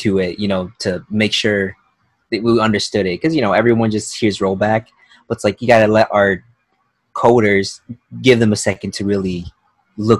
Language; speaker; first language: English; native; English